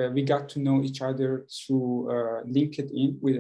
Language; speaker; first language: English; non-native, fluent; Persian